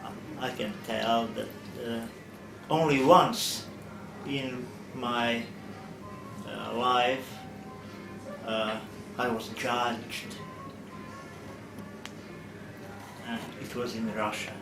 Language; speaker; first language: English; non-native, learner; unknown